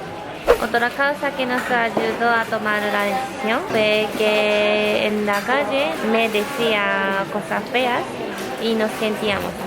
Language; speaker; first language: Spanish; non-native, learner; Japanese